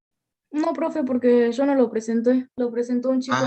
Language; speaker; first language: Spanish; native; Spanish